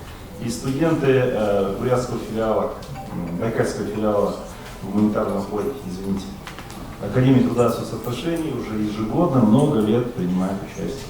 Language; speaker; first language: Russian; native; Russian